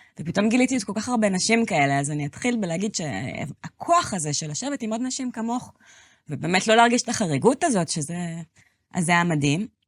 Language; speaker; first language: Hebrew; native; Hebrew